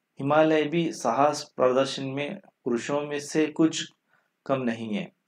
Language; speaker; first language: Hindi; non-native, local second language; Kannada